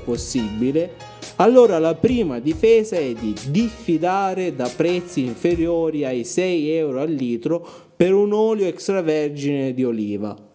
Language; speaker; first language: Italian; native; Italian